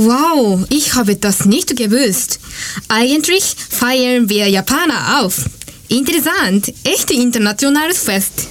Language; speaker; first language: German; non-native, learner; Japanese